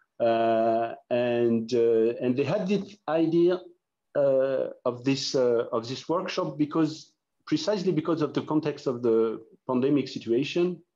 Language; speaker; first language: English; non-native, fluent; French